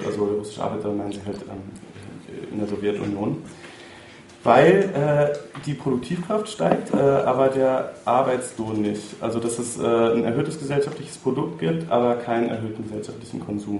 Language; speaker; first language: German; native; German